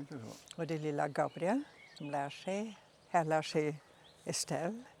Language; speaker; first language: Swedish; non-native, fluent; German